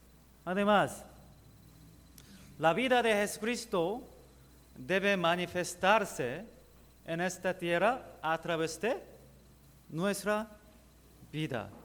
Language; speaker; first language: Spanish; non-native, learner; Korean